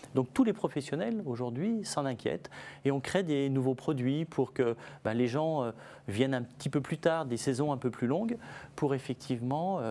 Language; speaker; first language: French; native; French